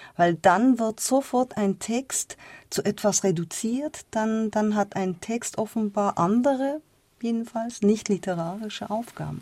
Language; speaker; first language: German; non-native, fluent; Persian